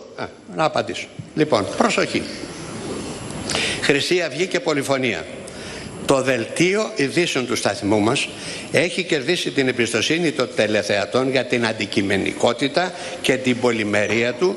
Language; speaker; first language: Greek; native; Greek